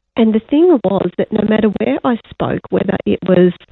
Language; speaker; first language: English; native; English